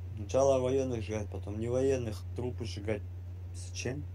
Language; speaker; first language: Russian; native; Russian